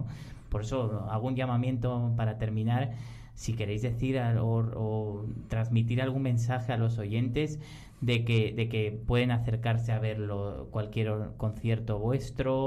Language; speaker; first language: Spanish; native; Spanish